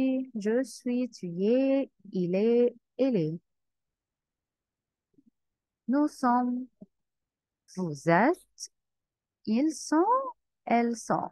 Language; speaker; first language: French; non-native, fluent; Arabic